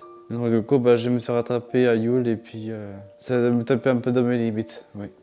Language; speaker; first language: French; native; French